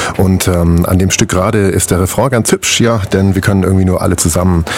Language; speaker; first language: German; native; German